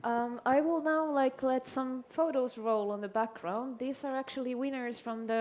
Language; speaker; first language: English; non-native, fluent; Finnish